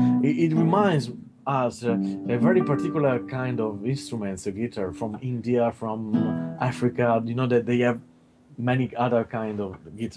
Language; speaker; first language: English; non-native, learner; Italian